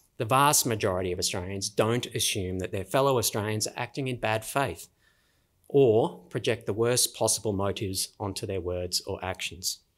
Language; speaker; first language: English; native; English